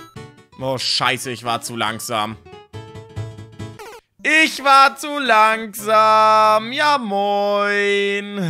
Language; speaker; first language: German; native; German